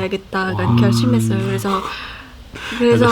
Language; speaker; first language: Korean; non-native, fluent; Khmer